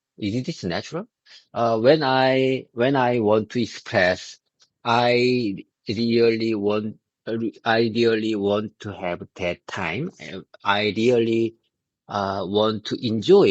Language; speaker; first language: English; non-native, learner; Korean